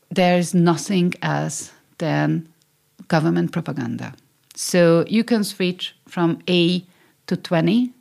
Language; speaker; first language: English; non-native, fluent; Hungarian